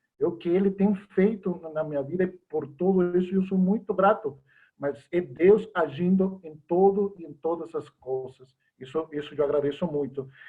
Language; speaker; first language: Portuguese; non-native, fluent; Spanish